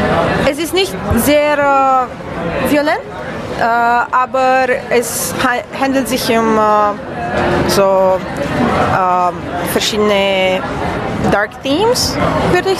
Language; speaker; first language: German; non-native, learner; Romanian